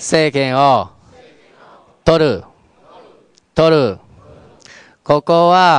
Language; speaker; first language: Japanese; non-native, fluent; Chinese